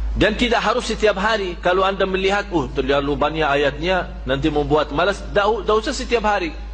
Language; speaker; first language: Malay; non-native, fluent; Arabic